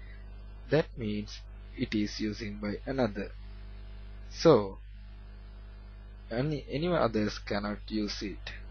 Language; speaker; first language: English; non-native, learner; Sinhala